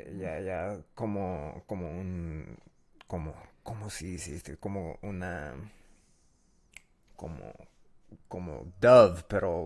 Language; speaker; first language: Spanish; non-native, learner; English